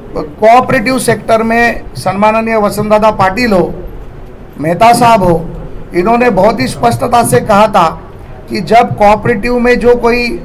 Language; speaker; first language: Hindi; non-native, local second language; Marathi